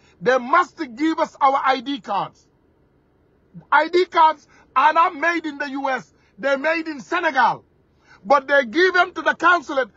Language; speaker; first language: English; non-native, fluent; Wolof